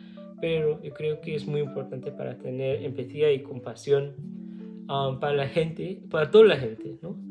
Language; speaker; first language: Spanish; non-native, learner; English